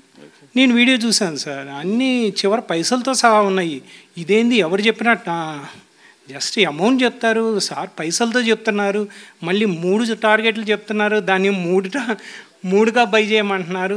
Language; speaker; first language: Telugu; native; Telugu